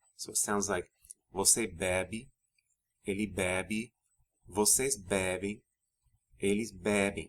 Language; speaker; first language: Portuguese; non-native, fluent; English